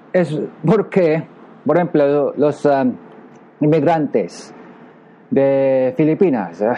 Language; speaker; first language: Spanish; non-native, learner; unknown